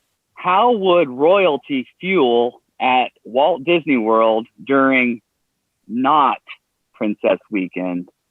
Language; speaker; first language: English; native; English